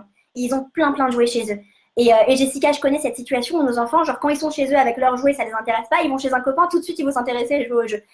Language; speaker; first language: French; native; French